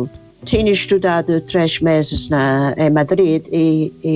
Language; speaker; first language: Portuguese; non-native, fluent; English